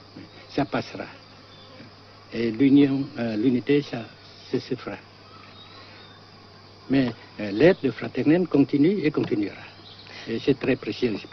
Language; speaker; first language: French; non-native, fluent; Vietnamese